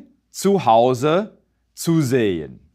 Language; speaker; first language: German; non-native, fluent; English